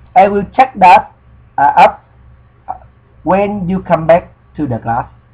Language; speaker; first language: English; non-native, fluent; Vietnamese